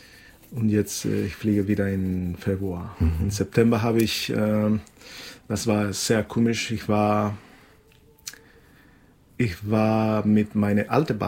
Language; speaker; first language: German; non-native, fluent; Spanish